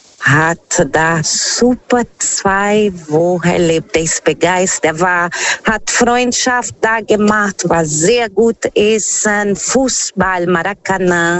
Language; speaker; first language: German; non-native, fluent; Portuguese